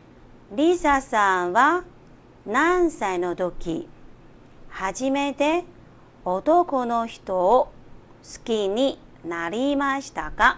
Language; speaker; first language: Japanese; non-native, fluent; Chinese